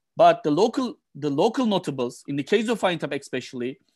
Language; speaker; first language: English; non-native, fluent; Turkish